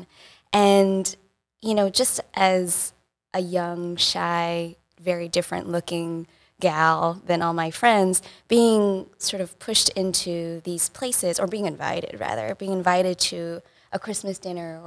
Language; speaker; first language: English; native; English